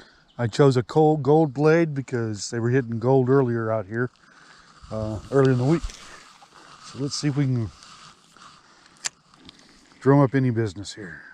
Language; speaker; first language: English; native; English